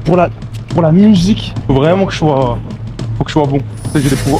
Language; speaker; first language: French; native; French